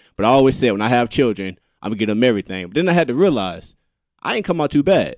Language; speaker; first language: English; native; English